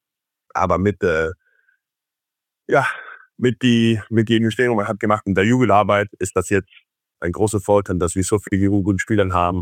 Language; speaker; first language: German; non-native, fluent; Faroese